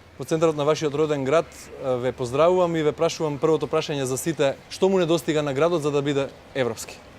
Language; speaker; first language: Macedonian; native; Macedonian